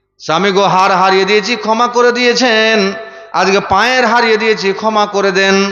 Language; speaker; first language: Bangla; non-native, fluent; Urdu